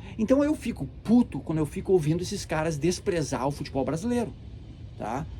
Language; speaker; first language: Portuguese; early bilingual, heritage; Portuguese